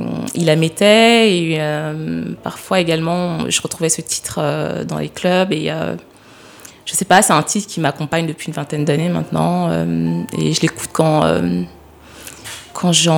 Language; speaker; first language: French; early bilingual, other home language; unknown